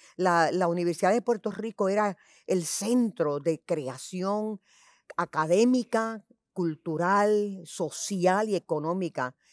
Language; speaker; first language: Spanish; early bilingual, heritage; Spanish